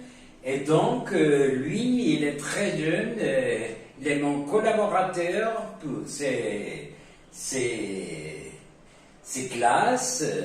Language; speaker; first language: French; non-native, fluent; Spanish